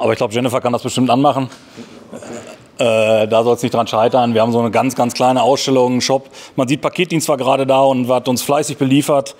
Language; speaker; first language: German; native; German